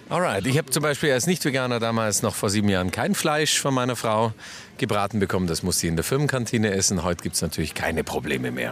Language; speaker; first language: German; native; German